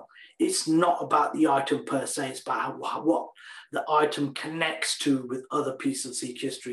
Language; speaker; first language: English; native; English